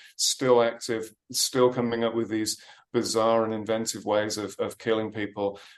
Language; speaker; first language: English; native; English